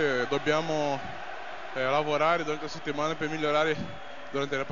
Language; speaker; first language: Italian; non-native, learner; Portuguese